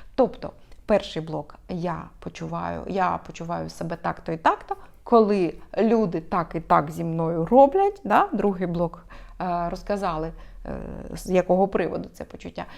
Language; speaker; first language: Ukrainian; non-native, local second language; Russian